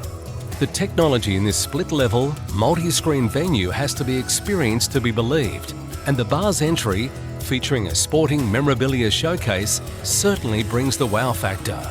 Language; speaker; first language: English; native; English